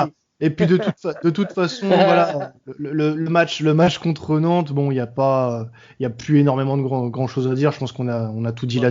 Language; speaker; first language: French; native; French